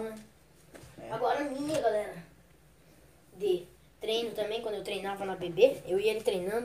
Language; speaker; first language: Portuguese; native; Portuguese